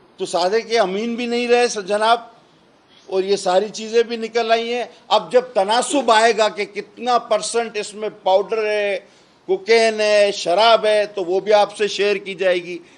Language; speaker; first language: Urdu; non-native, local second language; Sindhi